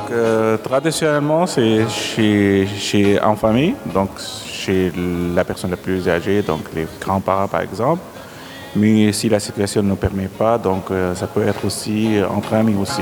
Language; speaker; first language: French; non-native, fluent; Arabic